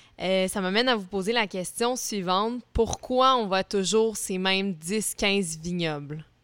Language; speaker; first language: French; native; French